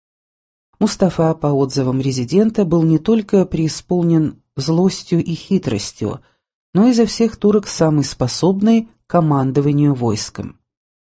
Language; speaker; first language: Russian; native; Russian